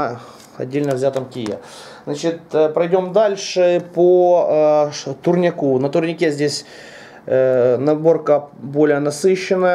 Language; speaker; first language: Russian; native; Russian